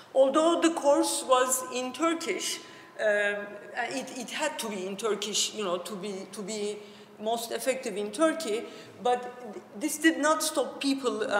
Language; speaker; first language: English; non-native, fluent; Turkish